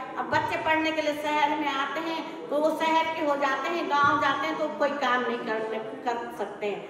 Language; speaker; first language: Hindi; native; Hindi